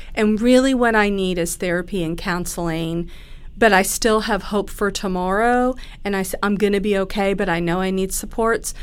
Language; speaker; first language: English; native; English